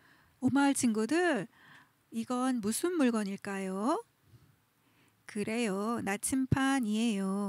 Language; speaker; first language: Korean; native; Korean